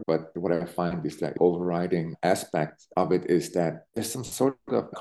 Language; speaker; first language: English; non-native, fluent; Italian